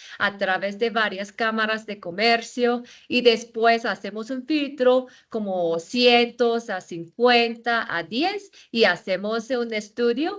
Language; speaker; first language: Spanish; non-native, fluent; Korean